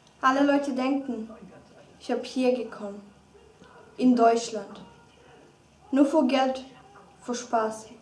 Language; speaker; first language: German; non-native, learner; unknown